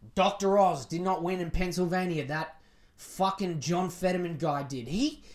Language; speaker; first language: English; native; English